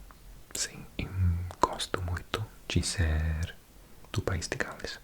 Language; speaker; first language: Portuguese; non-native, fluent; English